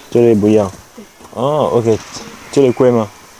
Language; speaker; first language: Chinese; non-native, learner; French